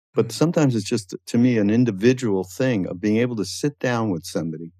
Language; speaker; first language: English; native; English